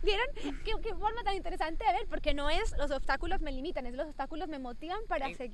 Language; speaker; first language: Spanish; native; Spanish